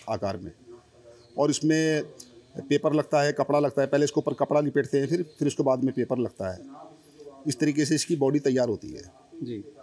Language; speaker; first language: Hindi; native; Hindi